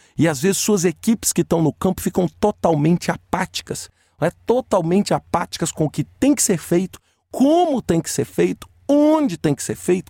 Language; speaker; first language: Portuguese; native; Portuguese